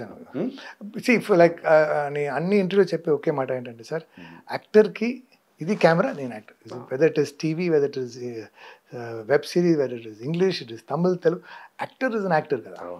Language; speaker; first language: Telugu; non-native, fluent; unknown